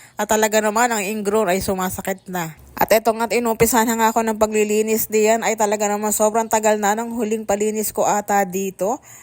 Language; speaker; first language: Filipino; native; Filipino